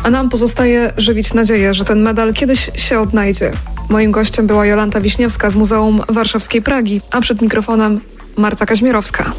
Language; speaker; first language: Polish; native; Polish